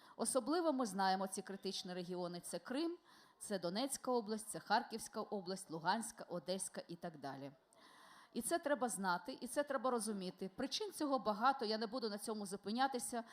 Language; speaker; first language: Ukrainian; non-native, local second language; Russian